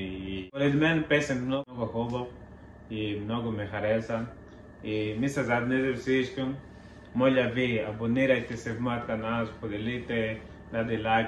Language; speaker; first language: Bulgarian; non-native, learner; Portuguese